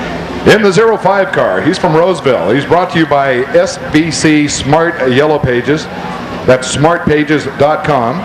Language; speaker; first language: English; native; English